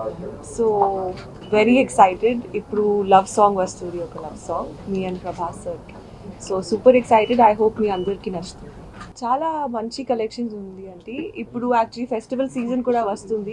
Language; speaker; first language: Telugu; non-native, learner; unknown